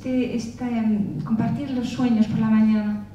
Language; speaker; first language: Spanish; native; Spanish